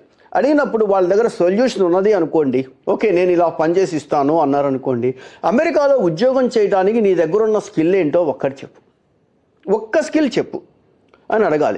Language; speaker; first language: Telugu; native; Telugu